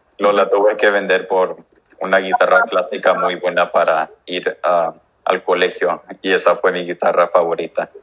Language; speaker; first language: Spanish; early bilingual, heritage; English